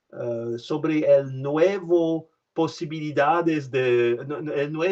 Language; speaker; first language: Spanish; non-native, learner; French